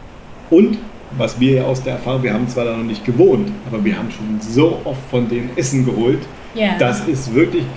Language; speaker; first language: German; native; German